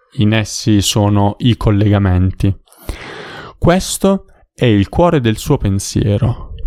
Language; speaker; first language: Italian; native; Italian